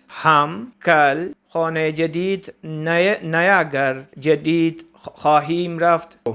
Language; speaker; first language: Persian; non-native, fluent; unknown